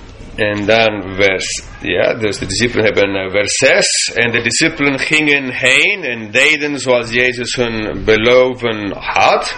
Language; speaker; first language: Dutch; non-native, fluent; English